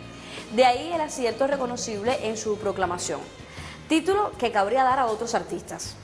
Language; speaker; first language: Spanish; native; Spanish